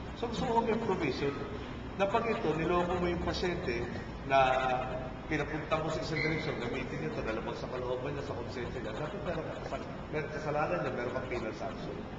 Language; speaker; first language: Filipino; native; Filipino